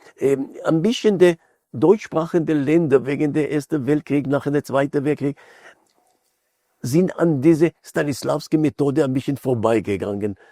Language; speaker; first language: German; non-native, fluent; Hebrew